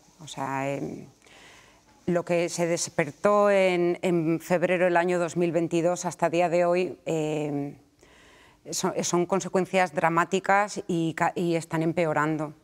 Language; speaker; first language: Spanish; native; Spanish